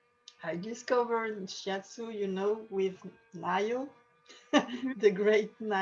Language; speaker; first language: English; non-native, learner; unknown